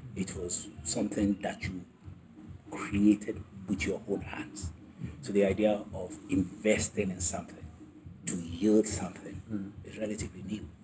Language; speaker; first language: English; non-native, local second language; Yoruba